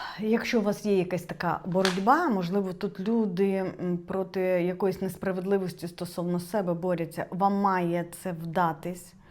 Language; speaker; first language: Ukrainian; non-native, local second language; Russian